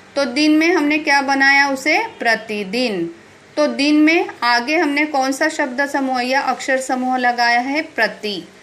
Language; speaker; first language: Hindi; non-native, local second language; Marathi